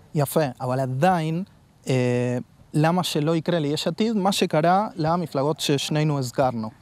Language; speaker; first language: Hebrew; non-native, fluent; Spanish